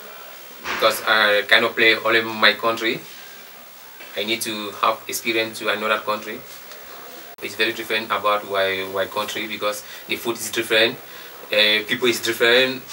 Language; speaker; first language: English; non-native, learner; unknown